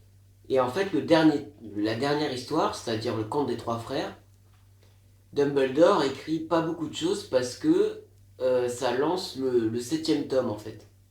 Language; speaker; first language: French; native; French